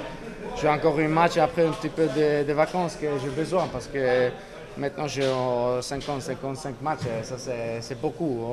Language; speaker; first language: French; non-native, learner; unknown